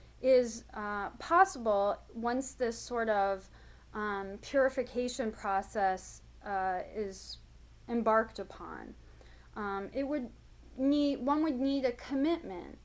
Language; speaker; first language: English; native; English